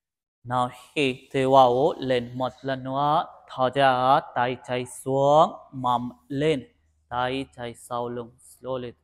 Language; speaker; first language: Vietnamese; non-native, learner; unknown